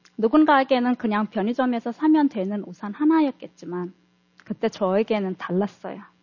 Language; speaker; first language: Korean; non-native, fluent; Turkmen